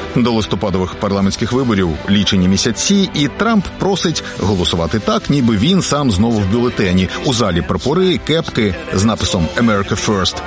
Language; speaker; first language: Ukrainian; native; Ukrainian